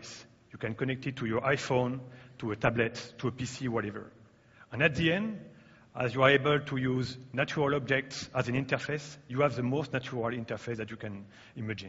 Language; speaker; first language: English; non-native, fluent; French